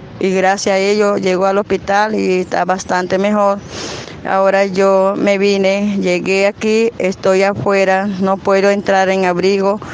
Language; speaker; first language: Spanish; non-native, local second language; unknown